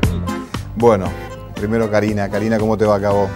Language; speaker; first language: Spanish; native; Spanish